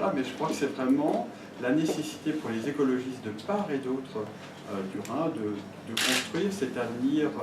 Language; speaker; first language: French; native; French